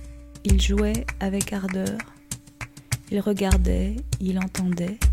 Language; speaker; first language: French; native; French